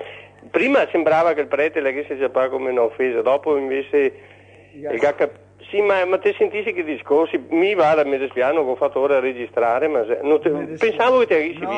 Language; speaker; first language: Italian; native; Italian